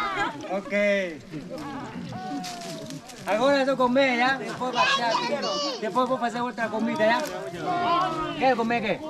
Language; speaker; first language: Portuguese; non-native, learner; Vietnamese